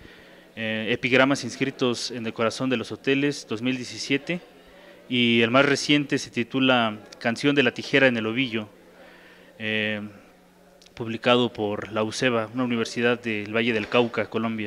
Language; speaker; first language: Spanish; native; Spanish